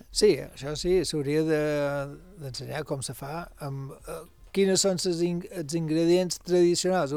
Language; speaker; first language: Catalan; non-native, local second language; English